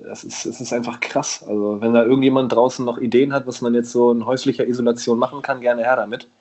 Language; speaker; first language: German; native; German